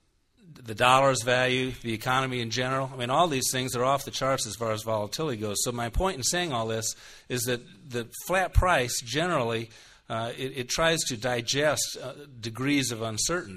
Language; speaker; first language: English; native; English